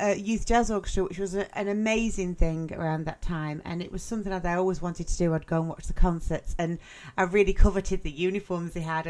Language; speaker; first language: English; native; English